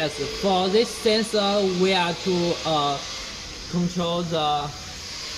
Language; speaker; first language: English; non-native, learner; Chinese